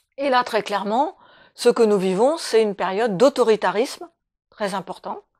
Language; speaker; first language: French; native; French